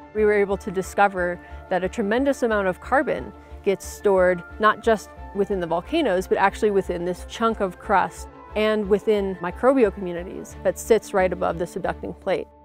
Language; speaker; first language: English; native; English